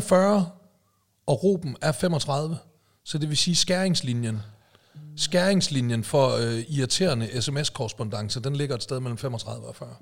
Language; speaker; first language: Danish; native; Danish